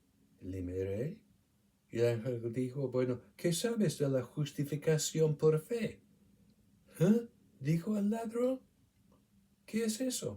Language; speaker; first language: Spanish; non-native, fluent; English